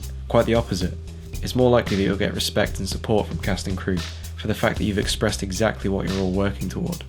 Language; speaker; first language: English; native; English